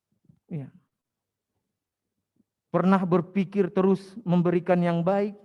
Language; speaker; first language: Indonesian; native; Indonesian